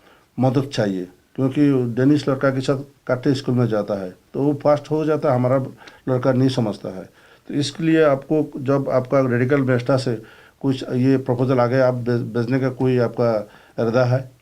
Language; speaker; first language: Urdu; non-native, fluent; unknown